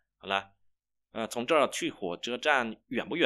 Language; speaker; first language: Chinese; non-native, fluent; Vietnamese